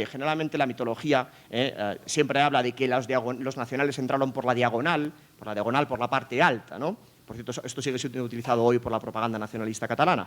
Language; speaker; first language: Spanish; native; Spanish